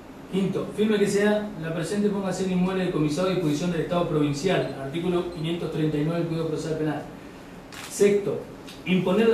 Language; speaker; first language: Spanish; native; Spanish